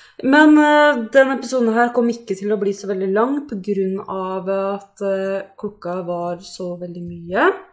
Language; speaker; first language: Norwegian; native; Norwegian